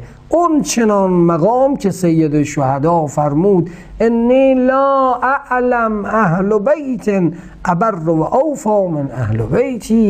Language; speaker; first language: Persian; native; Persian